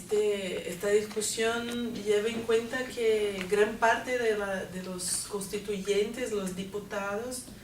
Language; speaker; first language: Spanish; non-native, fluent; Portuguese